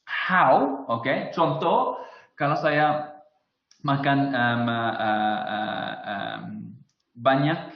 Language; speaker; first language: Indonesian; non-native, fluent; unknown